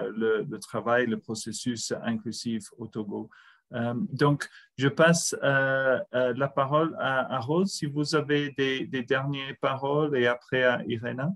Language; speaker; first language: French; non-native, fluent; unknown